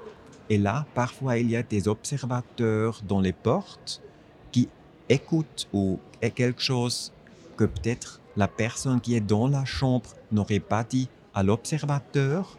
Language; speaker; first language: French; non-native, fluent; German